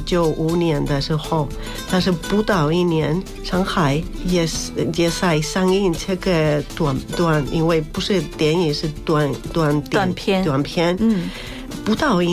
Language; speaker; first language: Chinese; non-native, fluent; Spanish